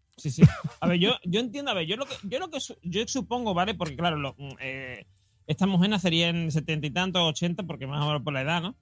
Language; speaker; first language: Spanish; native; Spanish